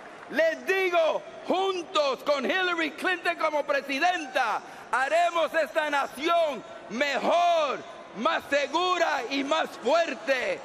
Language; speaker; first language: Spanish; early bilingual, heritage; Spanish